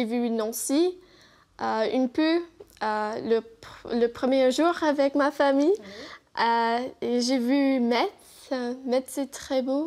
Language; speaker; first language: French; non-native, learner; English